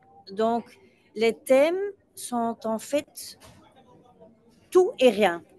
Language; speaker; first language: French; non-native, local second language; Dutch